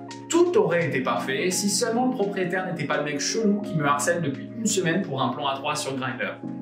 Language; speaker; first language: French; native; French